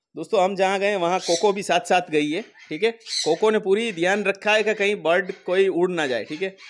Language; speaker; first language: Hindi; non-native, local second language; Gujarati